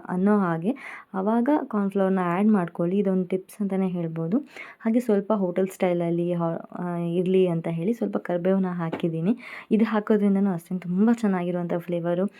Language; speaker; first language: Kannada; non-native, local second language; Konkani